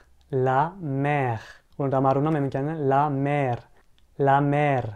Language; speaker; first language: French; early bilingual, other home language; Sinhala